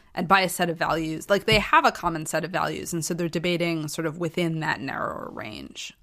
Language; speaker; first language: English; native; English